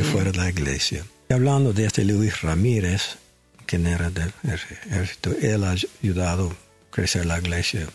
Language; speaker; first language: Spanish; non-native, fluent; English